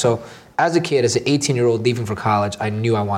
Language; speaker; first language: English; native; English